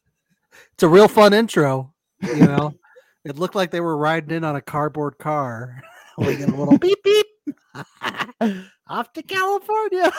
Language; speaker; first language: English; native; English